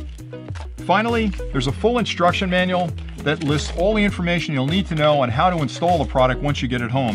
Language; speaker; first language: English; native; English